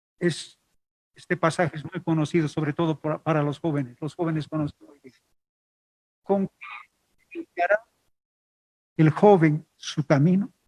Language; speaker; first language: Spanish; non-native, local second language; Aymara